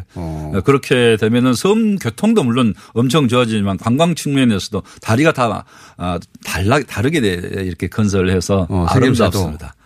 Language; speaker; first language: Korean; native; Korean